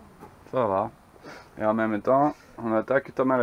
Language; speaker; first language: French; native; French